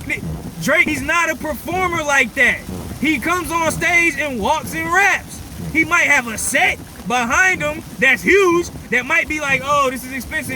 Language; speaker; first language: English; native; English